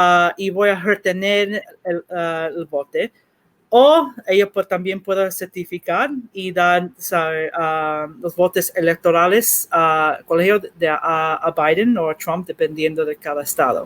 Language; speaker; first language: Spanish; early bilingual, heritage; Spanish